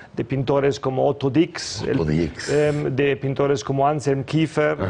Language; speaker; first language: Spanish; early bilingual, other home language; German